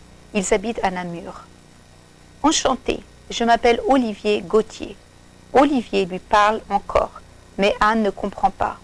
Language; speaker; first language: French; non-native, fluent; English